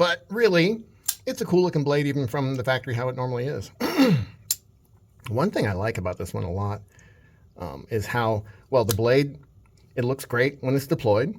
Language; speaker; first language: English; native; English